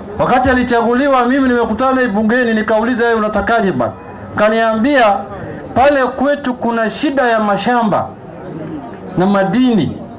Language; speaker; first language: Swahili; non-native, local second language; Luo (Kenya and Tanzania)